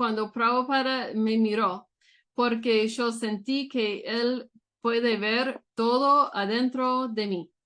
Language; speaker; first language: Spanish; non-native, learner; English